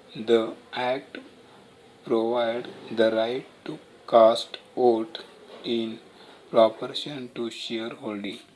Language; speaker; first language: English; non-native, local second language; Marathi